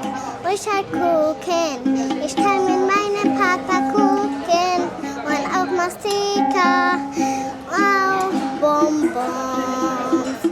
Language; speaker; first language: German; early bilingual, heritage; Amharic